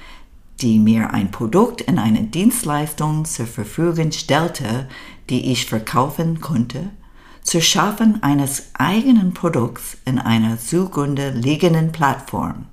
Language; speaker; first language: German; non-native, learner; English